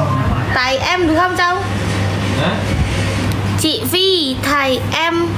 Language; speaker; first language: Vietnamese; non-native, learner; Javanese